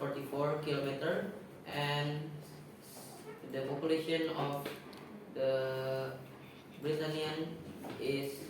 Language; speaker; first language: English; non-native, learner; Indonesian